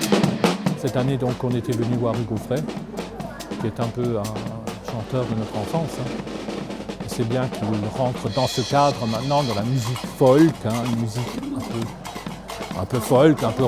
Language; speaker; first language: French; native; French